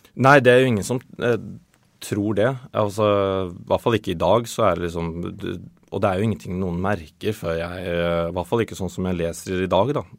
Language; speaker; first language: Norwegian; early bilingual, other home language; Swedish